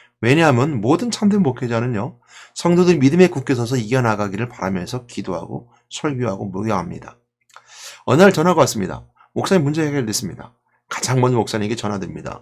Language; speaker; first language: Korean; native; Korean